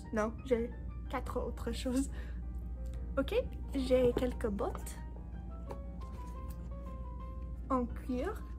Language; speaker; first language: French; non-native, learner; English